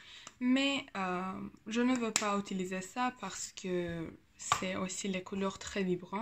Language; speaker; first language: French; non-native, learner; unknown